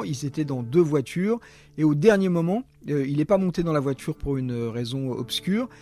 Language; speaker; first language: French; native; French